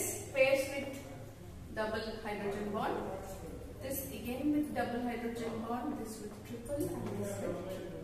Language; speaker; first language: English; non-native, local second language; Odia